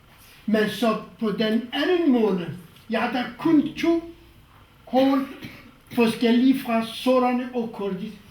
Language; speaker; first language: Danish; non-native, fluent; Kurdish